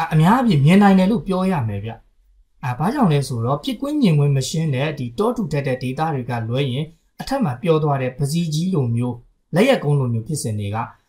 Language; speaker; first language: Burmese; native; Burmese